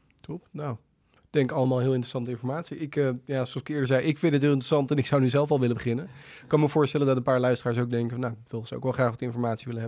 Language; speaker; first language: Dutch; native; Dutch